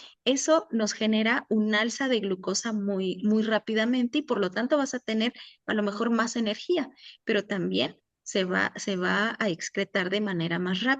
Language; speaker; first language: Spanish; native; Spanish